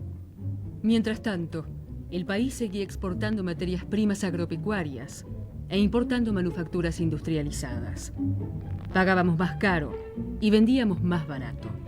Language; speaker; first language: Spanish; native; Spanish